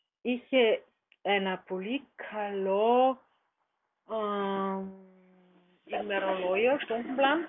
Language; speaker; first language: Greek; non-native, learner; German